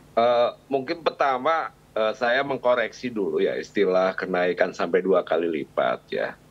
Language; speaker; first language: Indonesian; native; Indonesian